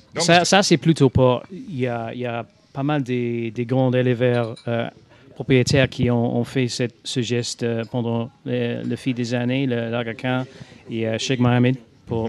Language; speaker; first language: French; non-native, fluent; English